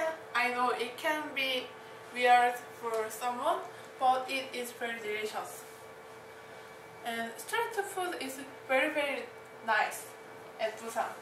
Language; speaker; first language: English; non-native, learner; Korean